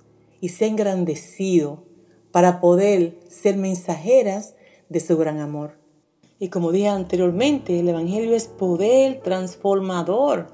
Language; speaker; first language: Spanish; native; Spanish